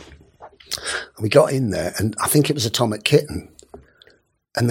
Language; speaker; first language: English; native; English